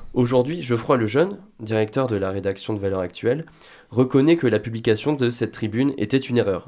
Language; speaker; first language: French; native; French